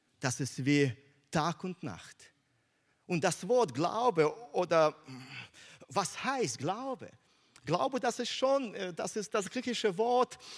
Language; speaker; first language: German; non-native, fluent; Russian